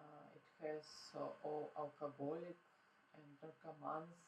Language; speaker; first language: English; non-native, learner; Russian